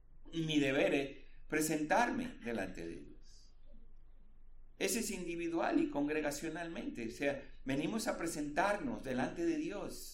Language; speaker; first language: Spanish; native; Spanish